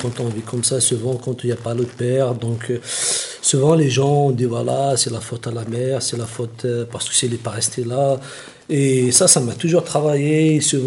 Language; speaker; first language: French; non-native, local second language; Kabyle